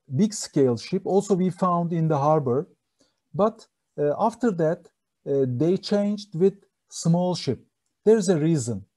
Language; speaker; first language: English; non-native, fluent; Turkish